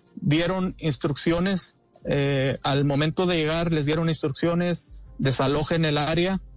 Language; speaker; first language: Spanish; early bilingual, heritage; Spanish